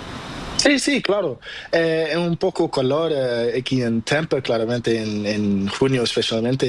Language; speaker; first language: Spanish; non-native, learner; Portuguese